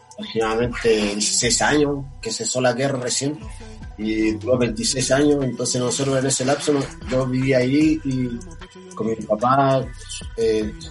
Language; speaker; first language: Spanish; non-native, fluent; Portuguese